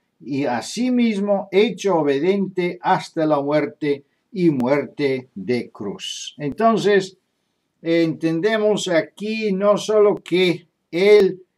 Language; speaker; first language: Spanish; non-native, fluent; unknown